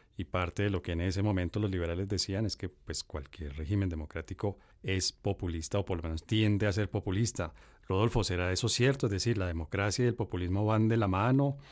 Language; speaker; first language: Spanish; native; Spanish